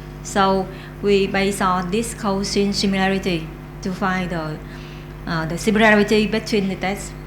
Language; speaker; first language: English; non-native, learner; Vietnamese